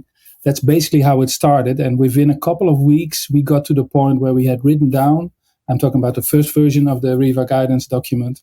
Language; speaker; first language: English; non-native, fluent; Dutch